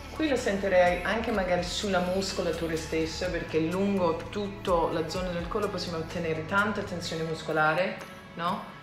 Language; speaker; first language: Italian; non-native, fluent; English